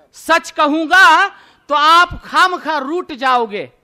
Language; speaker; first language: Hindi; non-native, local second language; Marathi